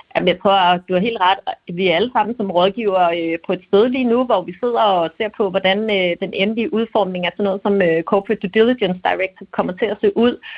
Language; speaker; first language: Danish; native; Danish